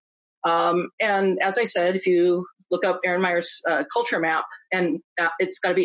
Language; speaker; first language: English; native; English